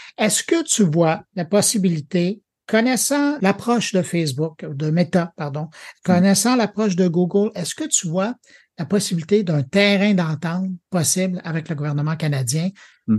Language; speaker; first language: French; native; French